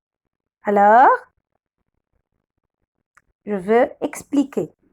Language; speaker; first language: French; non-native, fluent; Arabic